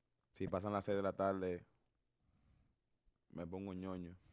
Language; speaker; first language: Spanish; early bilingual, heritage; Spanish